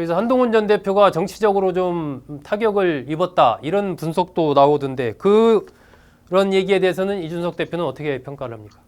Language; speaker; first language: Korean; native; Korean